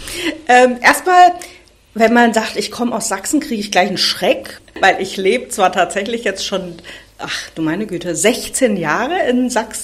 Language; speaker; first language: German; native; German